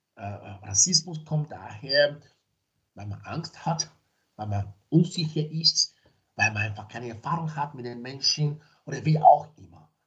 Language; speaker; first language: German; non-native, fluent; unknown